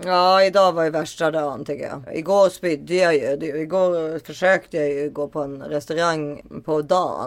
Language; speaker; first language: Swedish; native; Swedish